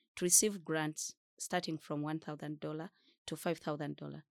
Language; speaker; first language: English; non-native, fluent; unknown